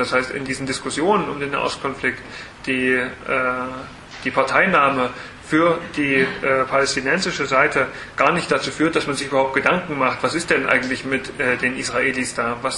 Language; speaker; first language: German; native; German